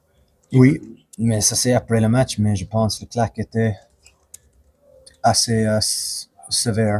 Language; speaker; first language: French; non-native, fluent; English